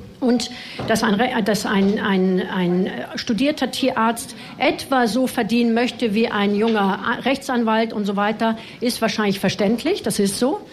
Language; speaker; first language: German; non-native, fluent; French